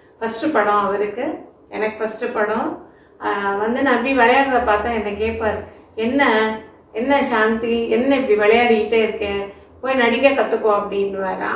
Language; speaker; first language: Tamil; non-native, local second language; Malayalam